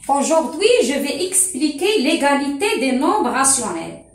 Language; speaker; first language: French; non-native, local second language; Arabic